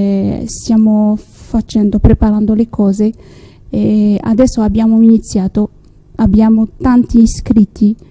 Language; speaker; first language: Italian; non-native, learner; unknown